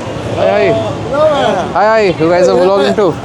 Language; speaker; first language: English; non-native, local second language; Telugu